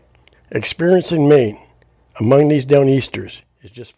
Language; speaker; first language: English; native; English